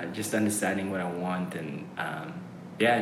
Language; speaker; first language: English; early bilingual, other home language; Uzbek